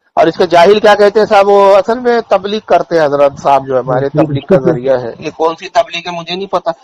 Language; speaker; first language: Urdu; native; Urdu